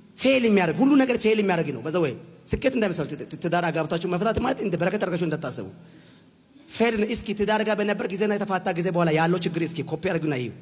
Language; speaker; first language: Amharic; non-native, local second language; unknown